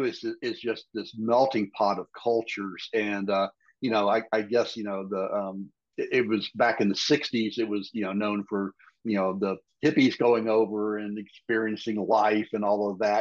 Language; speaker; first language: English; native; English